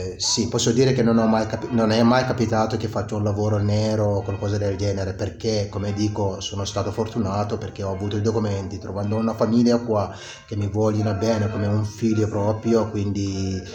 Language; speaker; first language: Italian; non-native, fluent; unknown